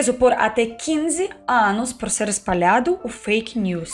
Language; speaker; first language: Portuguese; non-native, fluent; Russian